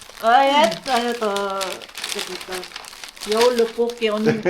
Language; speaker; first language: Finnish; non-native, learner; Filipino